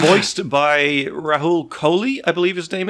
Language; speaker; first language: English; native; English